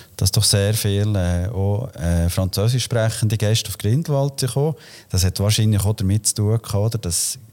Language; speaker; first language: German; native; German